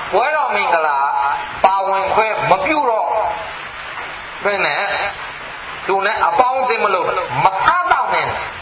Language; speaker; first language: Burmese; non-native, local second language; Hakha Chin